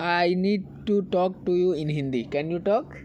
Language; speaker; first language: English; non-native, learner; Hindi